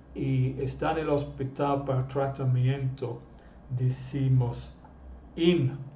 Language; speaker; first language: Spanish; non-native, fluent; English